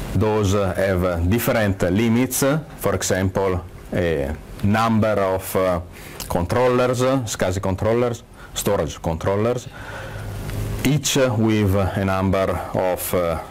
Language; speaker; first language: English; non-native, fluent; Italian